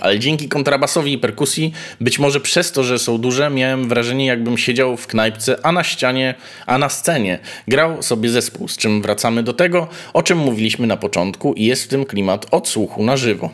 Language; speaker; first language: Polish; native; Polish